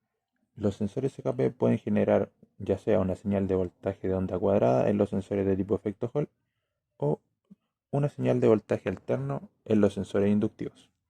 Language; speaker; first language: Spanish; native; Spanish